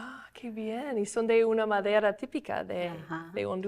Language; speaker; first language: Spanish; non-native, fluent; English